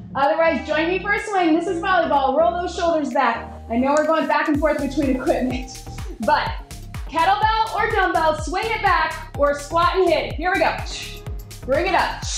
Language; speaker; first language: English; native; English